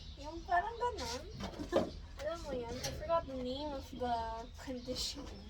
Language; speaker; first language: Filipino; native; Filipino